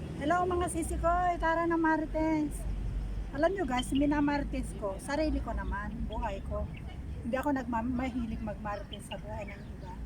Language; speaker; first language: Filipino; non-native, local second language; Iloko